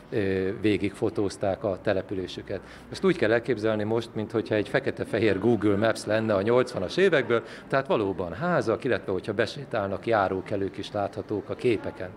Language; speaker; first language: Hungarian; native; Hungarian